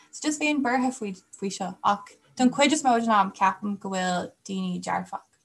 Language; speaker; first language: Irish; non-native, local second language; English